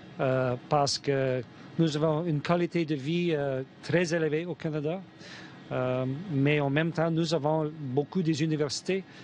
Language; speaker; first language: French; non-native, fluent; English